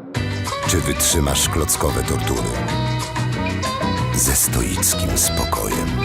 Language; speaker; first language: Polish; native; Polish